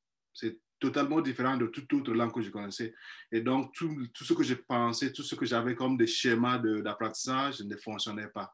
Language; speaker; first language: French; non-native, fluent; Igbo